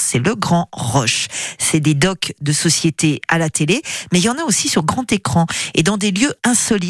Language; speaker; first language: French; native; French